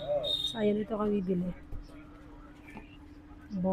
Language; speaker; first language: Filipino; native; Filipino